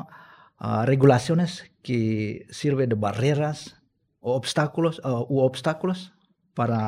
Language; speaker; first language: Spanish; non-native, fluent; Indonesian